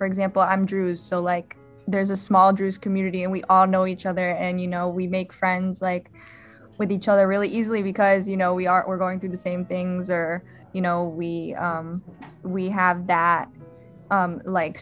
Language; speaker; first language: English; early bilingual, other home language; Arabic